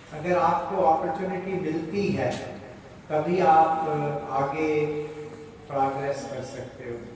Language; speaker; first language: Hindi; non-native, local second language; Punjabi